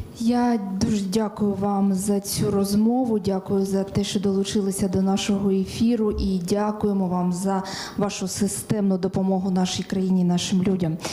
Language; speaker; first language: Ukrainian; native; Ukrainian